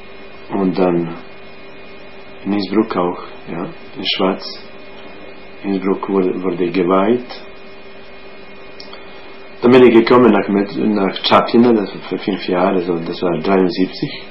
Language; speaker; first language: German; non-native, fluent; Croatian